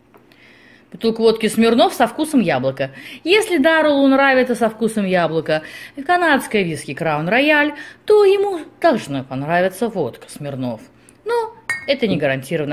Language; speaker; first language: Russian; native; Russian